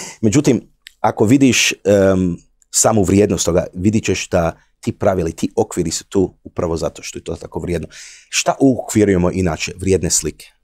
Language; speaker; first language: Croatian; early bilingual, heritage; Croatian